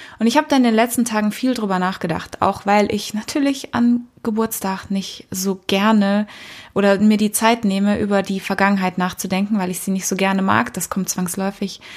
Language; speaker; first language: German; early bilingual, heritage; German